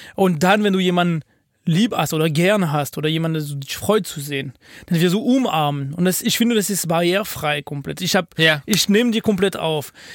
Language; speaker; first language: German; non-native, fluent; French